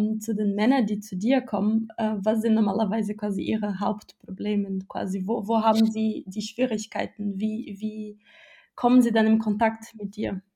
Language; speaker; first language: German; non-native, fluent; Portuguese